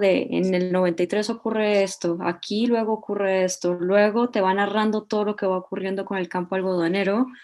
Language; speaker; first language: Spanish; native; Spanish